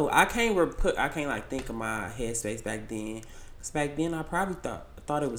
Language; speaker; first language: English; native; English